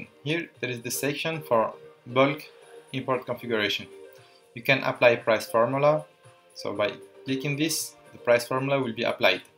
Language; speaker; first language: English; non-native, fluent; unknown